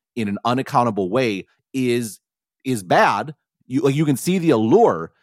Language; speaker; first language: English; native; English